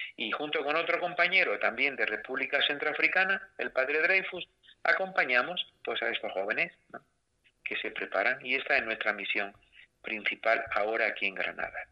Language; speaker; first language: Spanish; native; Spanish